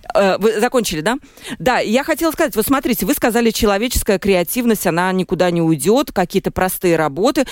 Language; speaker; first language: Russian; native; Russian